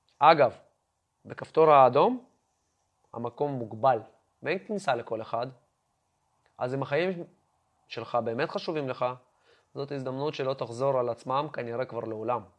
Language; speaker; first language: Hebrew; non-native, fluent; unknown